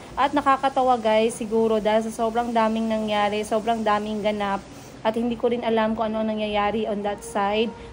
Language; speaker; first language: Filipino; native; Filipino